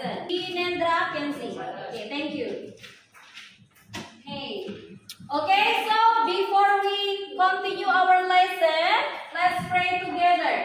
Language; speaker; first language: English; non-native, fluent; Indonesian